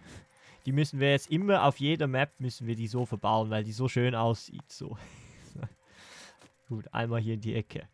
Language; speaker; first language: German; native; German